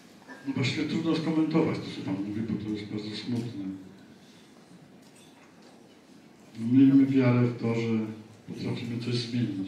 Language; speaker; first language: Polish; native; Polish